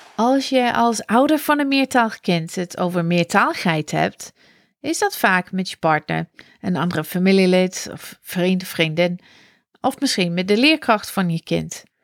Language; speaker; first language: Dutch; non-native, fluent; English